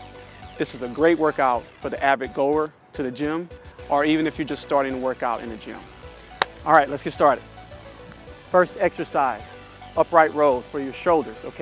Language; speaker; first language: English; native; English